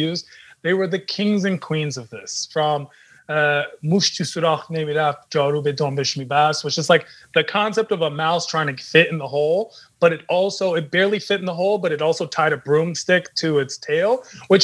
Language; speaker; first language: English; native; English